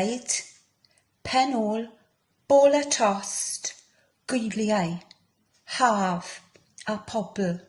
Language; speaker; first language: Welsh; non-native, learner; English